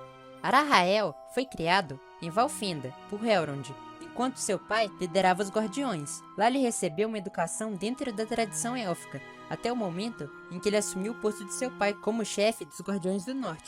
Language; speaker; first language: Portuguese; native; Portuguese